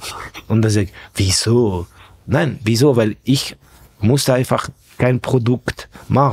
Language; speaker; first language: German; non-native, fluent; Estonian